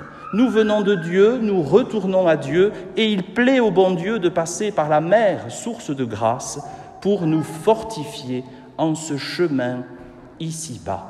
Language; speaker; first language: French; native; French